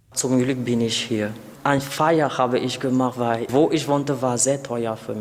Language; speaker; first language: German; non-native, learner; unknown